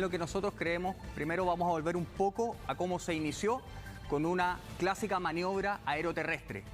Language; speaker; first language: Spanish; native; Spanish